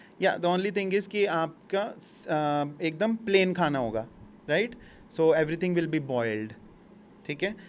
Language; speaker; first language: Hindi; native; Hindi